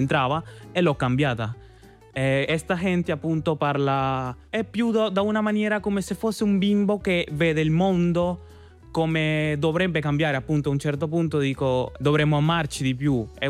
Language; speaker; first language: Italian; non-native, fluent; Spanish